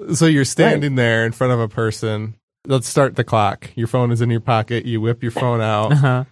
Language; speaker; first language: English; early bilingual, other home language; Dutch